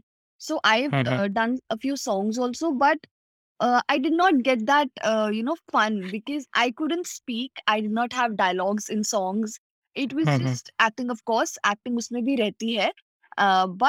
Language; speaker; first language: English; non-native, local second language; Punjabi